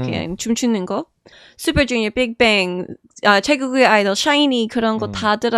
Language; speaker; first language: Korean; non-native, fluent; English